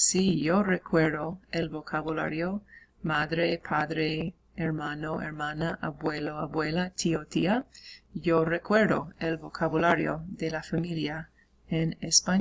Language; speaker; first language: Spanish; non-native, fluent; English